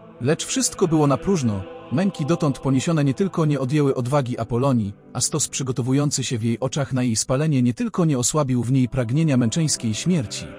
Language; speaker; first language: Polish; native; Polish